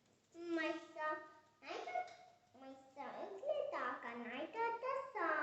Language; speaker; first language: Estonian; early bilingual, heritage; Estonian